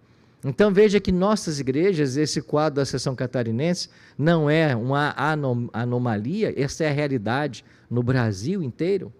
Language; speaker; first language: Portuguese; native; Portuguese